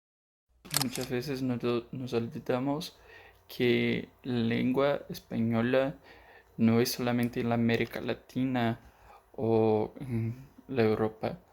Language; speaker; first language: Spanish; non-native, learner; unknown